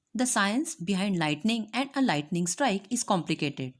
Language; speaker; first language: English; non-native, local second language; Marathi